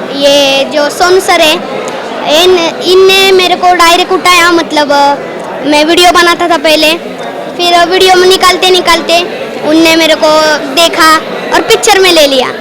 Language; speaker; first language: Hindi; non-native, local second language; Marathi